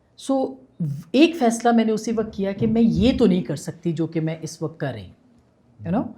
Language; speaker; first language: Urdu; native; Urdu